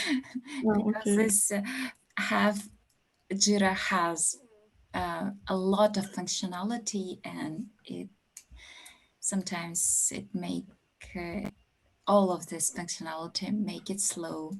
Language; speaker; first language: English; non-native, learner; Russian